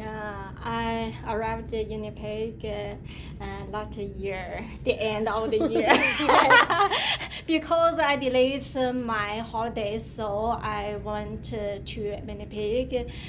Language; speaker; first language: English; non-native, learner; Chinese